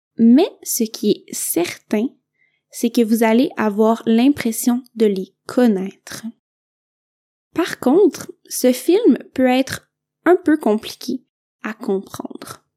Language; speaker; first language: French; native; French